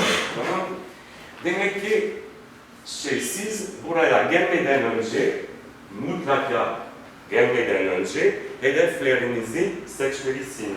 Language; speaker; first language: Turkish; non-native, fluent; French